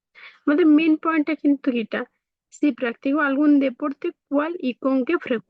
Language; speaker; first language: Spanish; non-native, fluent; Bangla